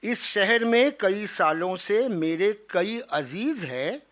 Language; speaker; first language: Hindi; non-native, local second language; Marathi